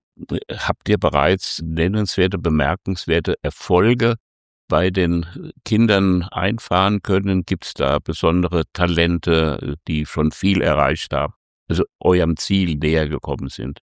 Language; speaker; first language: German; native; German